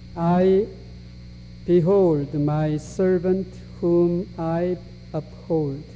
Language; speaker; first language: English; non-native, fluent; Korean